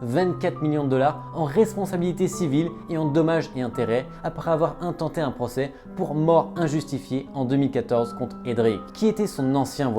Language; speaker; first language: French; native; French